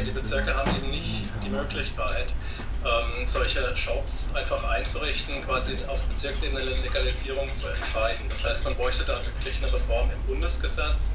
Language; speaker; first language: German; native; German